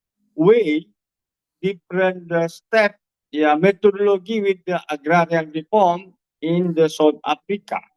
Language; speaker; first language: English; non-native, learner; Indonesian